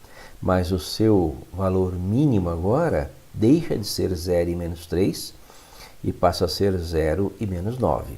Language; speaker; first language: Portuguese; native; Portuguese